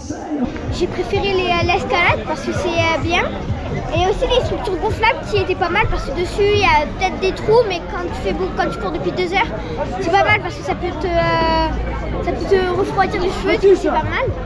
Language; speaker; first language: French; native; French